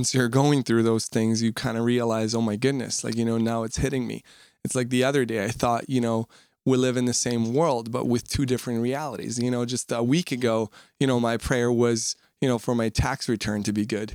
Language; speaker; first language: English; non-native, fluent; Ukrainian